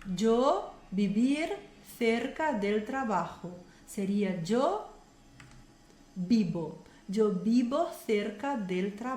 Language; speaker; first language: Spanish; non-native, fluent; Portuguese